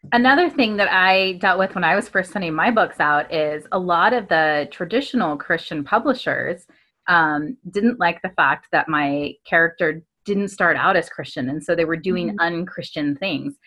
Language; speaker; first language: English; native; English